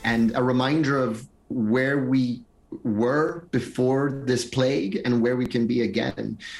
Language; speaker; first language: English; early bilingual, other home language; Spanish